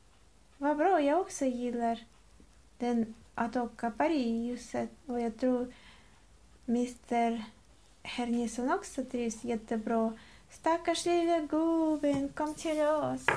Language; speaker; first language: Swedish; non-native, learner; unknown